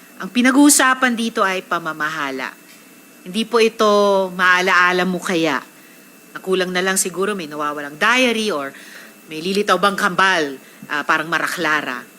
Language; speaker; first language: Filipino; native; Filipino